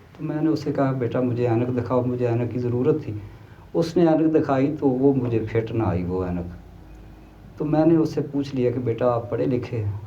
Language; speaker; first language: Urdu; non-native, local second language; Punjabi